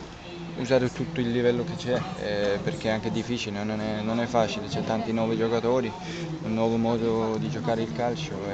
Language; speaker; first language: Italian; non-native, learner; Danish